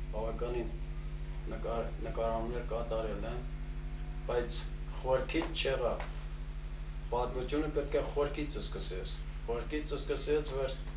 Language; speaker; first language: Armenian; early bilingual, heritage; Armenian